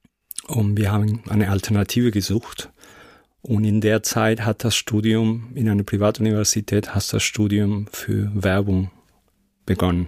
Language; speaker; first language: German; non-native, fluent; Spanish